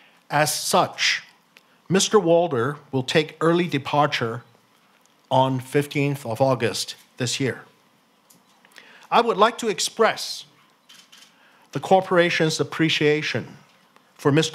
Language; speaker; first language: English; non-native, local second language; Cantonese